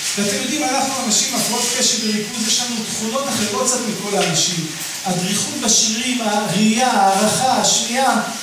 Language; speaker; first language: Hebrew; native; Hebrew